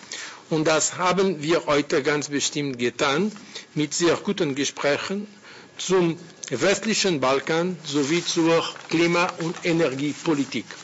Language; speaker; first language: German; non-native, learner; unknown